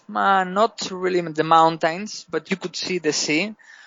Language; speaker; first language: English; non-native, fluent; Spanish